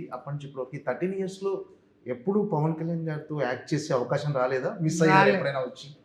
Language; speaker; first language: Telugu; native; Telugu